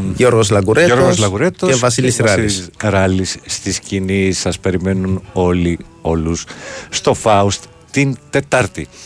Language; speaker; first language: Greek; non-native, fluent; Arabic